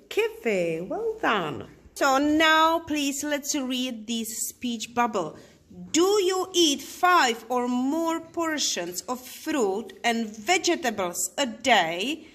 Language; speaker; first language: English; non-native, fluent; Czech